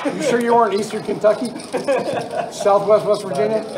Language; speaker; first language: English; native; English